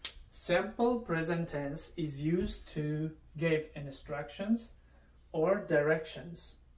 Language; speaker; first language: English; non-native, fluent; Persian